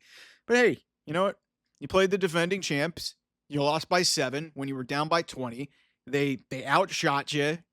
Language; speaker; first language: English; native; English